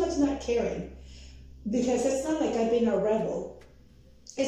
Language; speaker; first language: English; non-native, fluent; Spanish